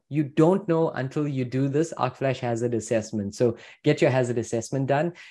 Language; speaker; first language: English; native; English